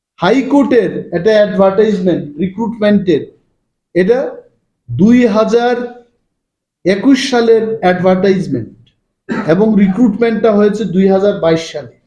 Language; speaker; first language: Bangla; non-native, local second language; Kok Borok